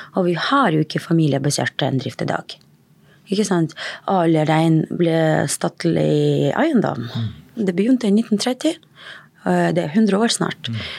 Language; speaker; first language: Norwegian; non-native, fluent; Russian